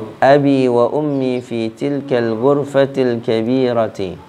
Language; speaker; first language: Arabic; non-native, fluent; Indonesian